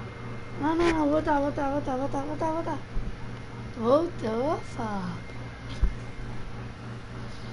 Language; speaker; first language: Portuguese; non-native, fluent; Italian